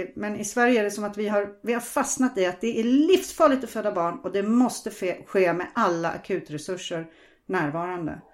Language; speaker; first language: Swedish; non-native, fluent; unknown